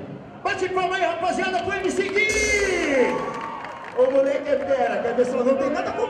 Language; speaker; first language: Portuguese; native; Portuguese